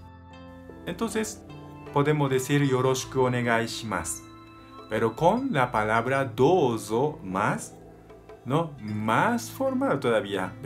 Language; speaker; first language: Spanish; non-native, learner; Japanese